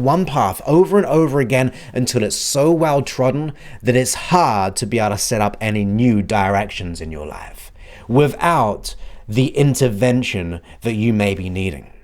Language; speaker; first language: English; native; English